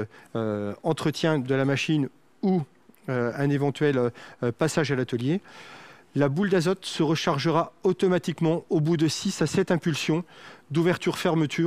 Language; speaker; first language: French; native; French